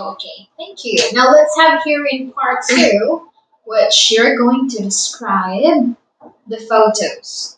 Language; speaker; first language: English; non-native, fluent; Vietnamese